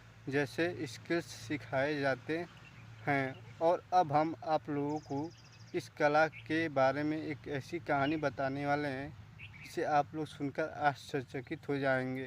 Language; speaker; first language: Hindi; native; Hindi